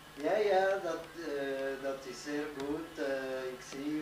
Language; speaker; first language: Dutch; non-native, learner; French